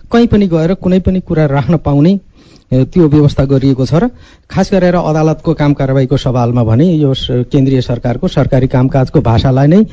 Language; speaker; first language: Nepali; non-native, local second language; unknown